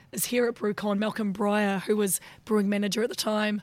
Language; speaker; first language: English; native; English